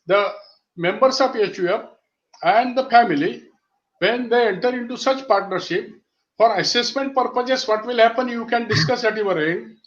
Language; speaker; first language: English; non-native, local second language; Marathi